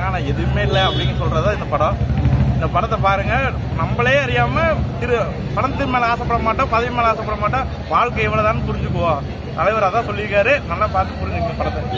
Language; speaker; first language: Tamil; native; Tamil